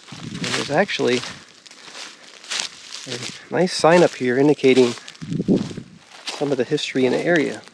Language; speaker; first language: English; native; English